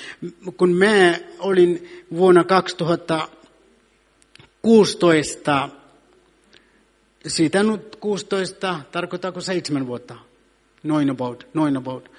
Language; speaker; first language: Finnish; non-native, fluent; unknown